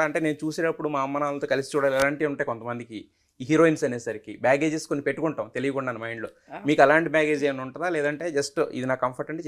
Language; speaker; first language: Telugu; native; Telugu